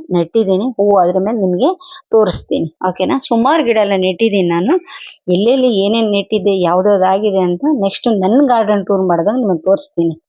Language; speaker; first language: Kannada; non-native, local second language; Telugu